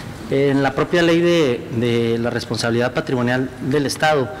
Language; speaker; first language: Spanish; native; Spanish